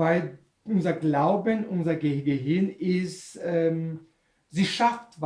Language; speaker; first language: German; non-native, learner; Portuguese